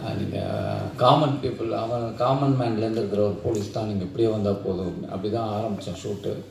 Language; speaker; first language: Tamil; native; Tamil